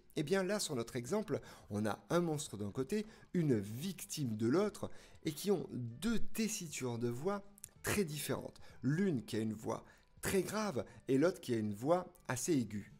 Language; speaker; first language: French; native; French